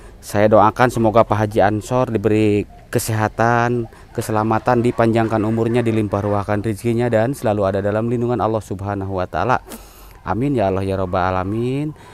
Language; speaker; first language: Indonesian; non-native, local second language; Sundanese